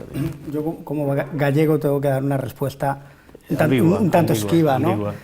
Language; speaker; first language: Spanish; native; Spanish